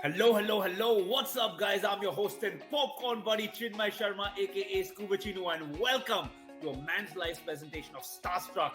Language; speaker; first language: English; non-native, local second language; Hindi